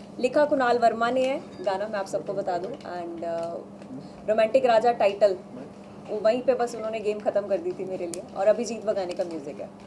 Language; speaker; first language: Hindi; non-native, local second language; Punjabi